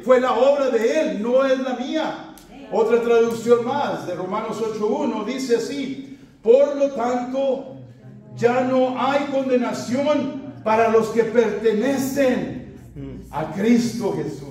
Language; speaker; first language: Spanish; native; Spanish